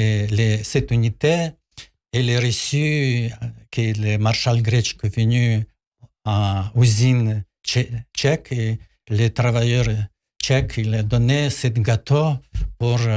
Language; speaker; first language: French; non-native, learner; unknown